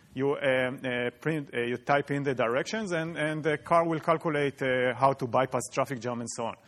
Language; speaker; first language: English; non-native, fluent; Hebrew